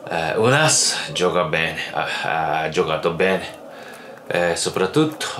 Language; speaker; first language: Italian; non-native, learner; Japanese